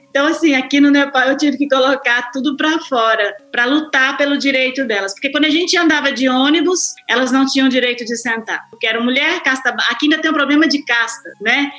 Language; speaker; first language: Portuguese; native; Portuguese